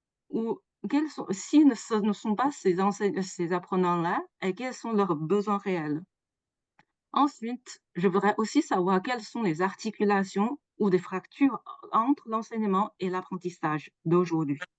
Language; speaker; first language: French; non-native, fluent; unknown